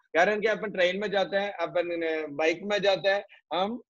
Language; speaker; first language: Hindi; non-native, local second language; Malayalam